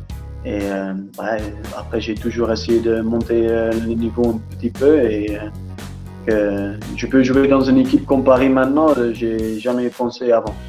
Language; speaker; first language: French; non-native, fluent; Dutch